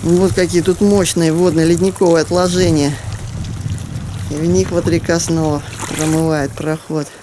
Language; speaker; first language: Russian; native; Russian